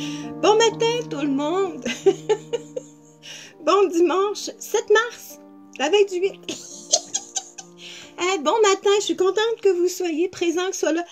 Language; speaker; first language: French; native; French